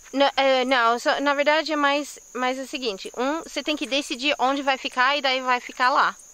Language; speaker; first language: Portuguese; non-native, fluent; English